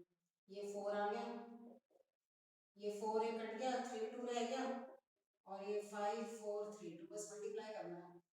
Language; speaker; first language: Hindi; native; Hindi